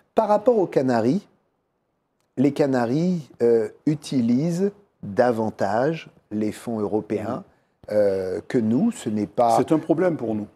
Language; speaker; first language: French; native; French